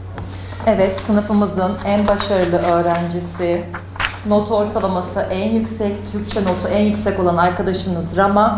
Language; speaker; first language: Turkish; native; Turkish